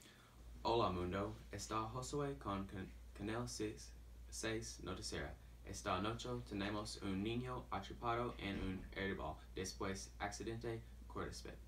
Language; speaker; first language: Spanish; non-native, learner; English